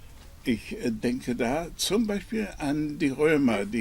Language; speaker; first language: German; non-native, fluent; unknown